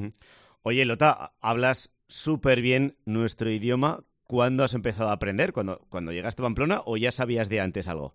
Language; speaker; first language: Spanish; native; Spanish